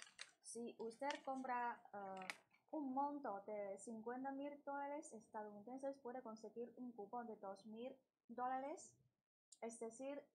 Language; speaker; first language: Spanish; non-native, learner; Chinese